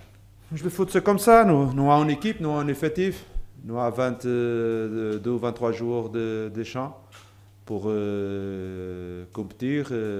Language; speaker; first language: French; non-native, learner; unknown